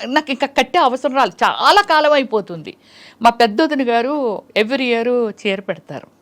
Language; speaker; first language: Telugu; native; Telugu